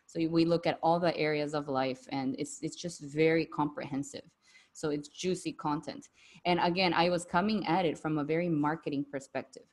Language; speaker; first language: English; non-native, fluent; Spanish